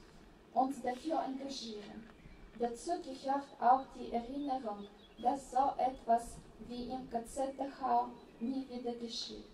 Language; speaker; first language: German; non-native, fluent; Russian